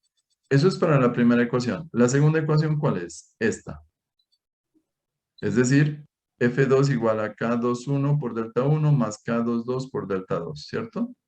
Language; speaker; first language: Spanish; native; Spanish